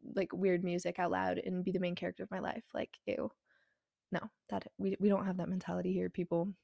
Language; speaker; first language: English; native; English